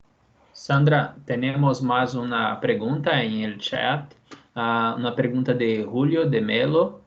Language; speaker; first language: Spanish; non-native, fluent; Portuguese